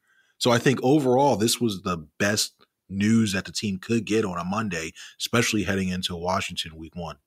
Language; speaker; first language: English; native; English